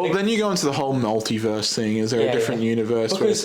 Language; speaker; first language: English; native; English